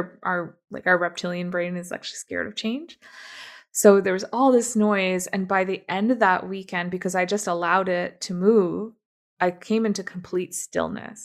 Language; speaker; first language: English; native; English